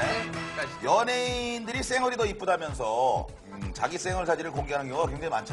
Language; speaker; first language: Korean; native; Korean